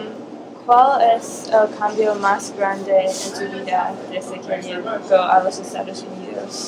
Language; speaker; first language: Spanish; non-native, learner; English